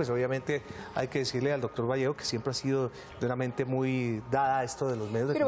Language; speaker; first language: Spanish; native; Spanish